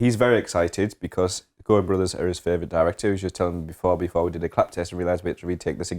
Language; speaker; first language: English; native; English